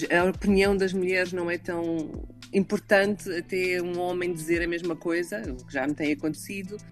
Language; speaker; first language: Portuguese; native; Portuguese